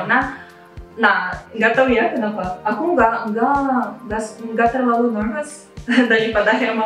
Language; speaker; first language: Indonesian; non-native, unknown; Russian